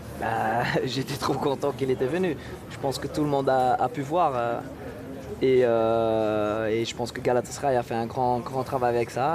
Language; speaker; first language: French; non-native, local second language; Dutch